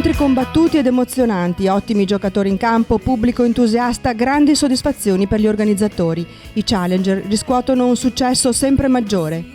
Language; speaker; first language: Italian; native; Italian